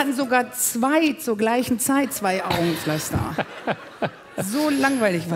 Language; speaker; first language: German; native; German